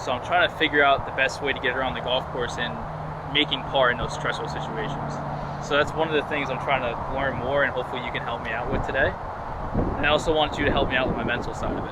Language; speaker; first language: English; native; English